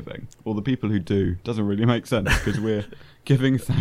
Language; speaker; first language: English; native; English